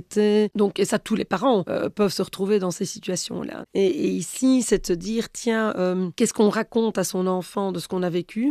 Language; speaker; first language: French; native; French